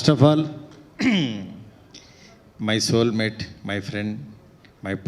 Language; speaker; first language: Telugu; native; Telugu